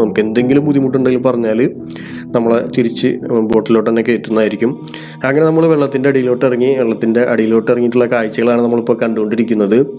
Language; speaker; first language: Malayalam; native; Malayalam